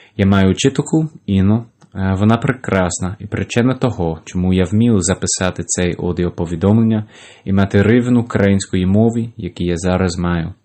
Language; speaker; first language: Ukrainian; non-native, learner; English